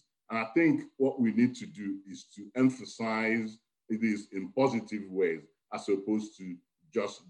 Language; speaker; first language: English; non-native, local second language; Igbo